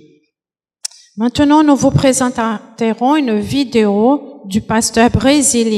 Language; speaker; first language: French; non-native, fluent; Portuguese